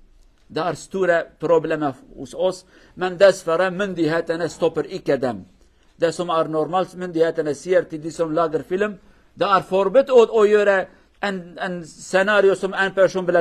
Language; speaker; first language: Norwegian; non-native, fluent; Kurdish